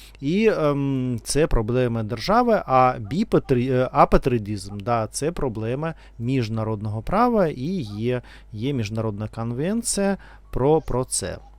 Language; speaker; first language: Ukrainian; non-native, local second language; Russian